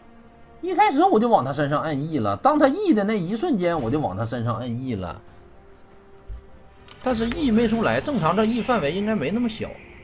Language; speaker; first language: Chinese; native; Chinese